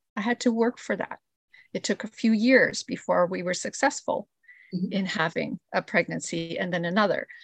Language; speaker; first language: English; early bilingual, other home language; Spanish